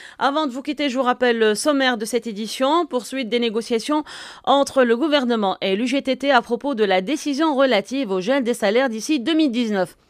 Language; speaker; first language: French; non-native, local second language; Arabic